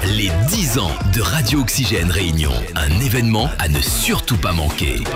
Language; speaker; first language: French; native; French